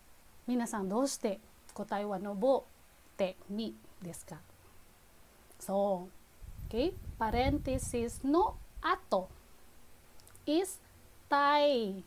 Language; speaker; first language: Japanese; non-native, fluent; Filipino